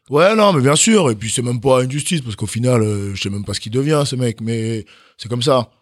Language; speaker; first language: French; early bilingual, other home language; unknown